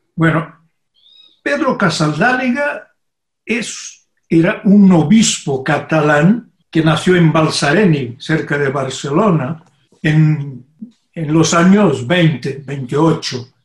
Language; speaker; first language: Spanish; non-native, fluent; Portuguese